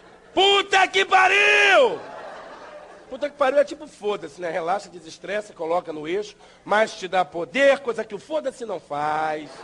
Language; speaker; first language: Portuguese; native; Portuguese